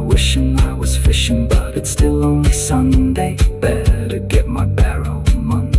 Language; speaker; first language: English; native; English